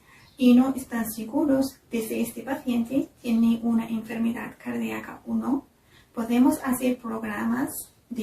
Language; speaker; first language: Spanish; non-native, fluent; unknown